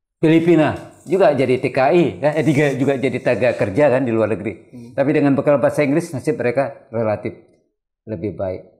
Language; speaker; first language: Indonesian; non-native, local second language; Malay